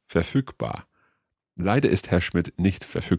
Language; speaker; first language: German; non-native, learner; English